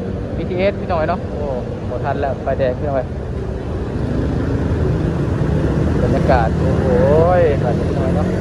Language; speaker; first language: Thai; non-native, local second language; Lao